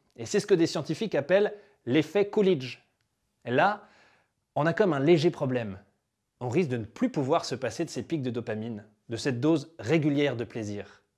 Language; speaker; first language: French; native; French